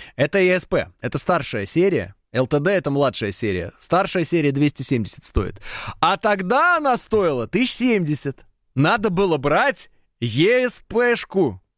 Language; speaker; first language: Russian; native; Russian